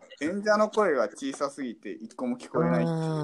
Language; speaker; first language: Japanese; native; Japanese